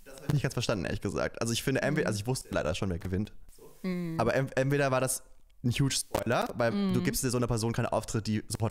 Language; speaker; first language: German; native; German